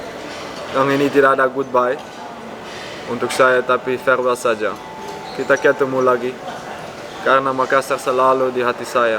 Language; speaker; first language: Indonesian; non-native, fluent; Dutch